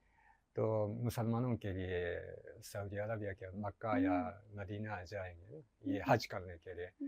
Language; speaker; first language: Hindi; non-native, learner; Japanese